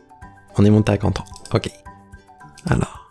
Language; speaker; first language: French; native; French